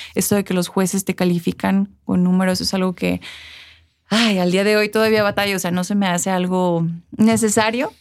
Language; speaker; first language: Spanish; early bilingual, heritage; Spanish